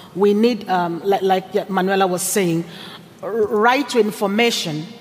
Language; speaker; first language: English; non-native, local second language; Igbo